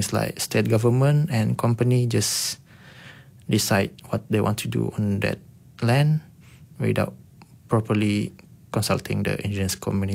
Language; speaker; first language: English; non-native, local second language; Iban